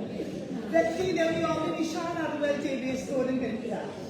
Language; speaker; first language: Welsh; native; Welsh